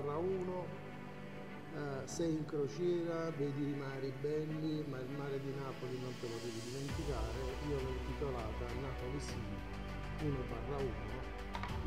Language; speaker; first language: Italian; native; Italian